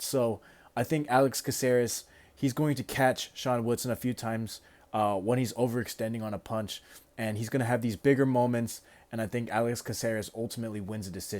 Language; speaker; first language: English; native; English